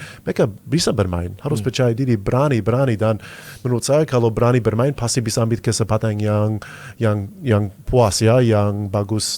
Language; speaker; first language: Indonesian; non-native, fluent; English